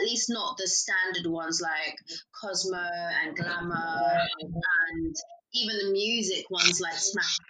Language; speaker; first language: English; native; English